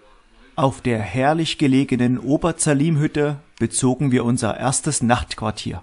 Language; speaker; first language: German; native; German